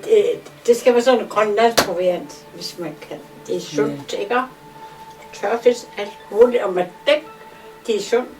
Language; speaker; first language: Danish; non-native, local second language; Kalaallisut